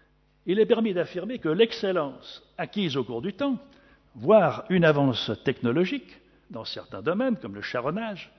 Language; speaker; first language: French; native; French